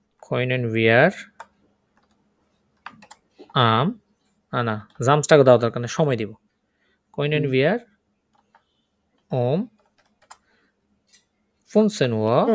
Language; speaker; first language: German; non-native, fluent; Bangla